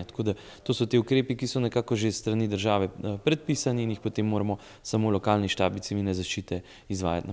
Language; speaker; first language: Slovenian; native; Slovenian